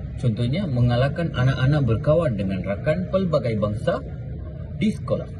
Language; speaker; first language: Malay; non-native, local second language; Iban